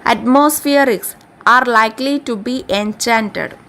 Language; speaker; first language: English; non-native, local second language; Malayalam